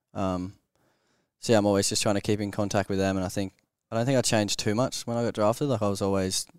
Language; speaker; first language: English; native; English